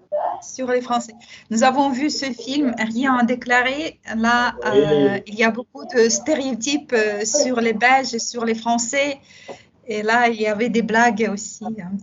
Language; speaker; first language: French; non-native, fluent; Russian